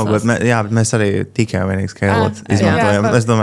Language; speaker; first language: Latvian; native; Latvian